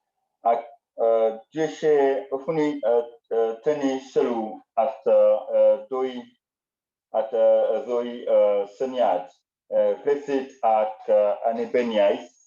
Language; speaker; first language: Welsh; non-native, learner; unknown